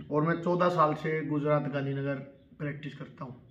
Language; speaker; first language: Hindi; native; Hindi